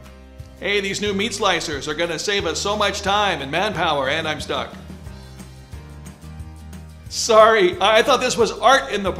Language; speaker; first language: English; native; English